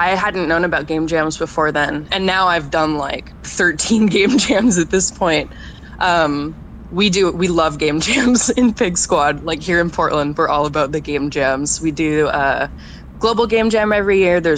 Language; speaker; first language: English; native; English